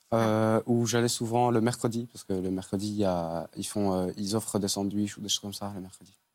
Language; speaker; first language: French; native; French